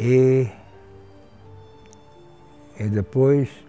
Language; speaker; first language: Portuguese; non-native, fluent; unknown